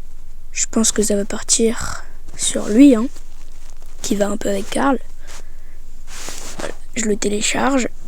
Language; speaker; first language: French; native; French